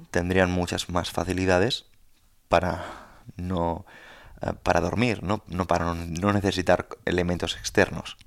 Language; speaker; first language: Spanish; native; Spanish